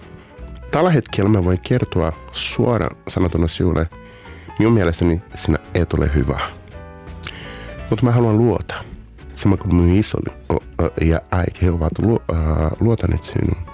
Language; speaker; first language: Finnish; non-native, learner; Portuguese